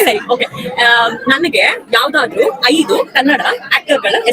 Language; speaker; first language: Kannada; native; Kannada